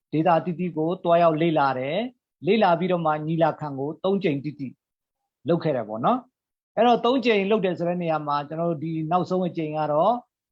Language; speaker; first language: Burmese; non-native, local second language; Hakha Chin